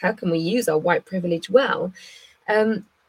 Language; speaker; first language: English; native; English